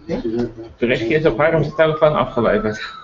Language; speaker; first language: Dutch; native; Dutch